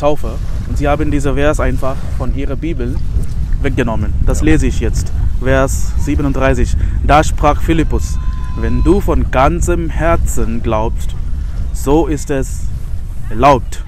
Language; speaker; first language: German; non-native, fluent; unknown